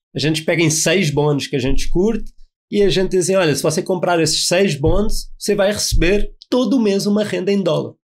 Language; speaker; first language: Portuguese; native; Portuguese